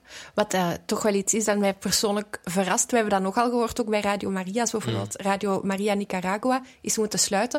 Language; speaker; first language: Dutch; native; Dutch